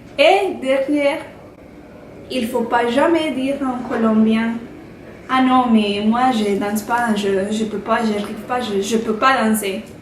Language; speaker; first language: French; non-native, fluent; Spanish